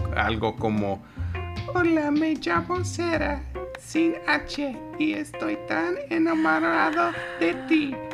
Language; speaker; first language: Spanish; non-native, learner; English